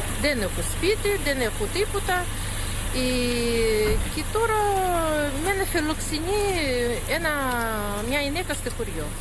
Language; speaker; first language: Greek; early bilingual, heritage; Greek